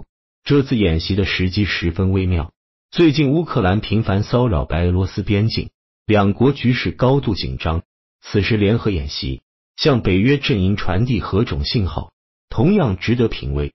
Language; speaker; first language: Chinese; native; Chinese